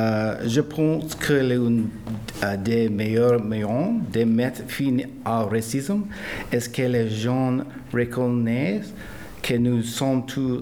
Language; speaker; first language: French; non-native, learner; English